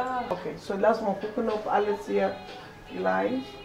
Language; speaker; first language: German; non-native, fluent; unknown